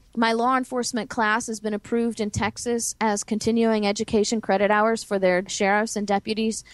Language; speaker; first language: English; native; English